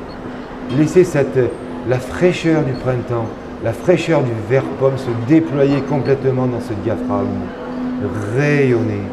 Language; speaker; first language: French; native; French